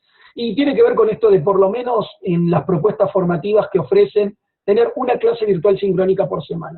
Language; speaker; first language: Spanish; native; Spanish